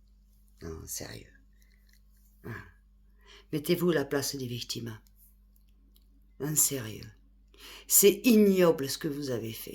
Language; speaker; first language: French; native; French